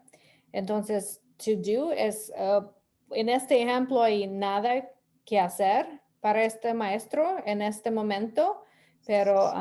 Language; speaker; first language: Spanish; non-native, fluent; English